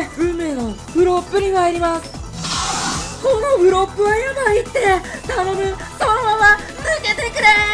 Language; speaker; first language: Japanese; native; Japanese